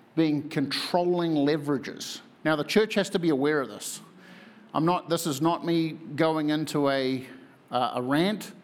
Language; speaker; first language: English; native; English